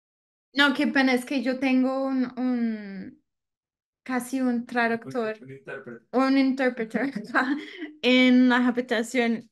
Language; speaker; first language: Spanish; non-native, learner; English